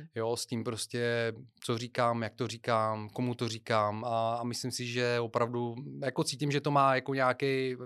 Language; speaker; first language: Czech; non-native, fluent; Bulgarian